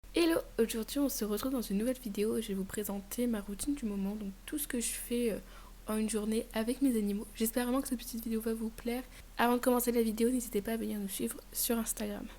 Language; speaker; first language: French; native; French